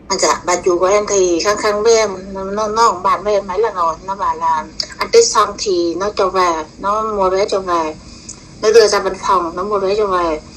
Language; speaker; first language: Vietnamese; non-native, local second language; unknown